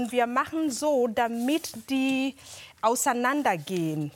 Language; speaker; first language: German; non-native, fluent; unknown